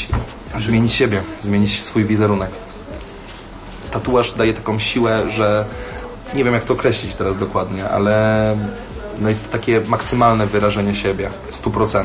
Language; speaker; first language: Polish; native; Polish